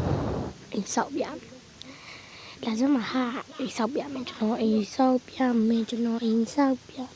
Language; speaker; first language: Burmese; native; Burmese